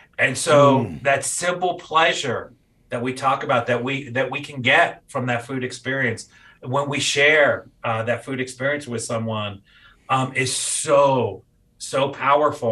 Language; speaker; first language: English; native; English